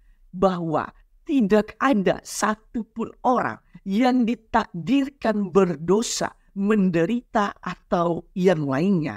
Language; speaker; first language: Indonesian; native; Indonesian